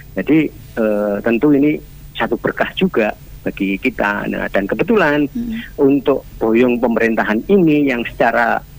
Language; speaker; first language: Indonesian; non-native, local second language; Javanese